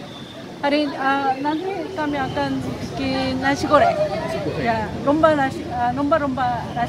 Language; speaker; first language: Indonesian; non-native, fluent; Korean